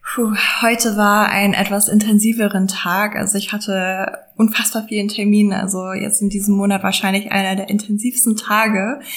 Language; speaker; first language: German; non-native, fluent; English